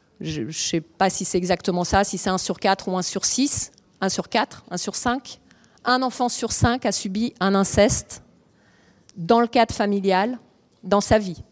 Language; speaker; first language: French; early bilingual, other home language; Romanian